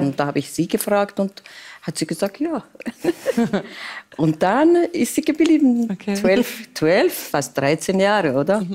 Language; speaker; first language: German; non-native, learner; Persian